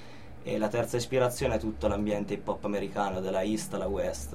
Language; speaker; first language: Italian; native; Italian